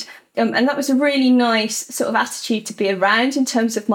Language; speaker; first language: English; native; English